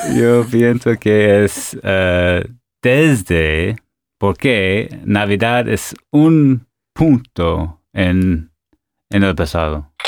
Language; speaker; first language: Spanish; non-native, learner; English